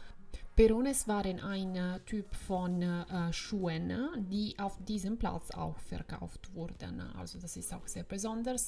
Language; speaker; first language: German; non-native, fluent; Italian